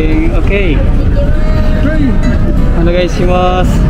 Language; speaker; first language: Japanese; non-native, learner; Indonesian